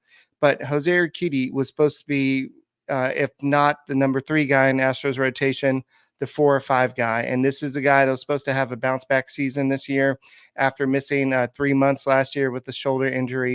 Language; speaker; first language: English; native; English